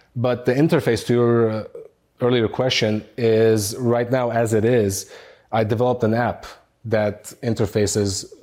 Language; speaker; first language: English; non-native, fluent; Arabic